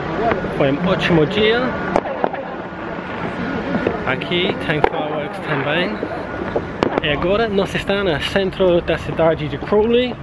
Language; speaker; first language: Portuguese; non-native, learner; English